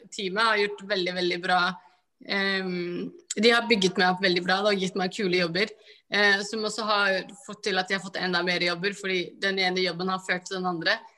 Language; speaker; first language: Norwegian; early bilingual, other home language; Somali